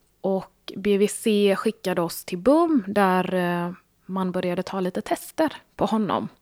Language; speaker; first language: Swedish; early bilingual, other home language; Gujarati